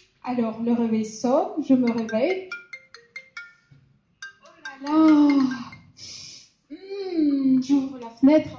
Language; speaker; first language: French; non-native, fluent; Russian